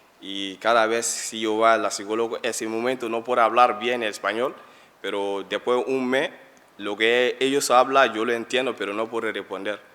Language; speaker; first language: Spanish; non-native, learner; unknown